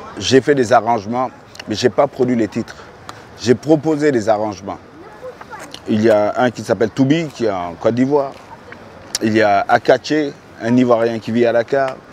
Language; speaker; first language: French; non-native, local second language; Wolof